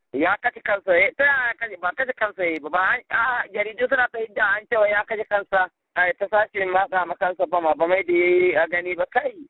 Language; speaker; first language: Hausa; non-native, local second language; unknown